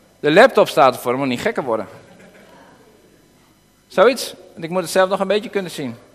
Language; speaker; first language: Dutch; native; Dutch